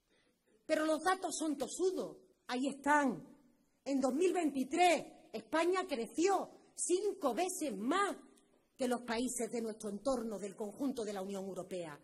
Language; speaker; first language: Spanish; native; Spanish